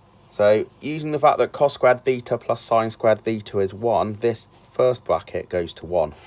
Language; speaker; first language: English; native; English